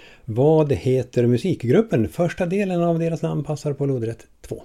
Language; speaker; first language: Swedish; native; Swedish